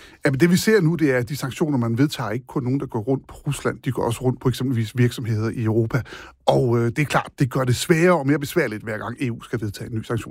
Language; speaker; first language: Danish; native; Danish